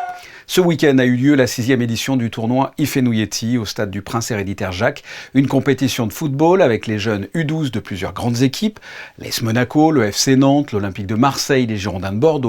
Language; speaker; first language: French; native; French